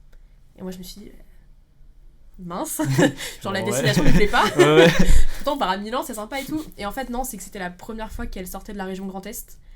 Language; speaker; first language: French; native; French